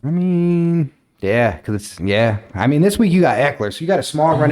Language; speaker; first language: English; native; English